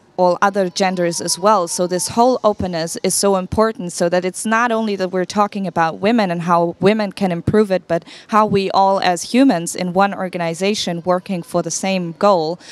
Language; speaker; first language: English; non-native, fluent; German